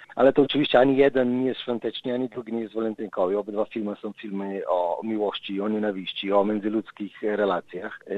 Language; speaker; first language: Polish; non-native, fluent; Slovenian